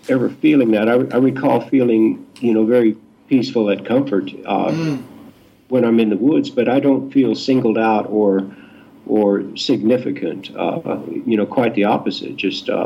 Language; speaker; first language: English; native; English